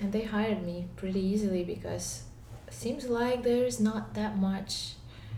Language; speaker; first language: English; non-native, fluent; Ukrainian